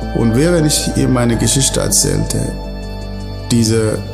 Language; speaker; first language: German; non-native, fluent; Arabic